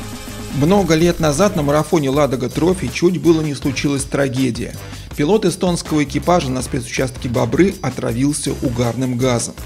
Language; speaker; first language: Russian; native; Russian